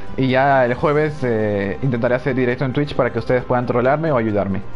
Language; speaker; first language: Spanish; native; Spanish